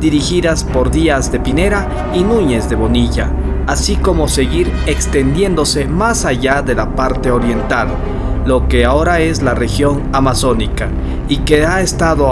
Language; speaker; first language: Spanish; native; Spanish